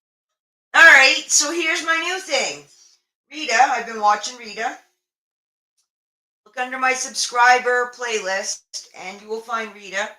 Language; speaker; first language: English; native; English